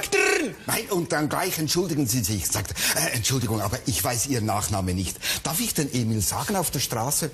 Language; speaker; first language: German; native; German